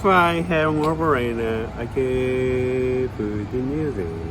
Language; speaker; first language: English; non-native, learner; Korean